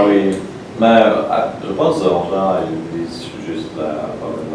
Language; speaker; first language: French; non-native, learner; Polish